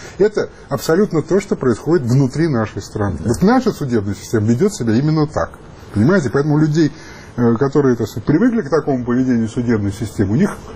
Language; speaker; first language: Russian; native; Russian